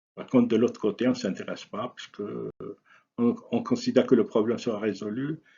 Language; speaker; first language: French; non-native, local second language; Arabic